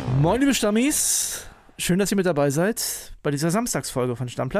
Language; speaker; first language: German; native; German